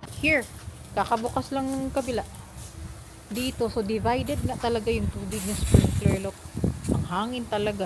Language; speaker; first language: Filipino; non-native, local second language; Cebuano